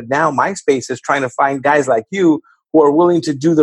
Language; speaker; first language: English; native; English